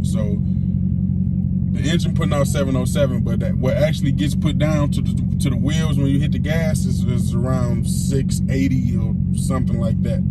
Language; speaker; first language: English; native; English